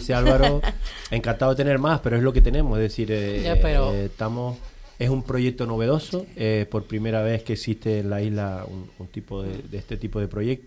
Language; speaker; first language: Spanish; native; Spanish